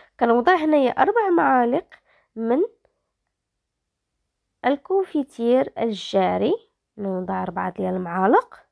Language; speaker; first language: Arabic; native; Arabic